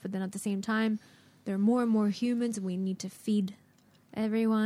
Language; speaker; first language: English; non-native, fluent; Japanese